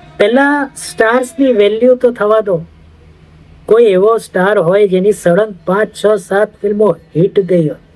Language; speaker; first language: Gujarati; native; Gujarati